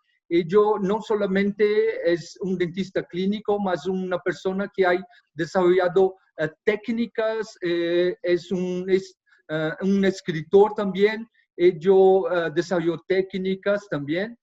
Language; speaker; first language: Spanish; non-native, learner; Portuguese